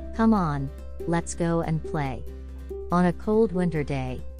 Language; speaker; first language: English; non-native, fluent; Thai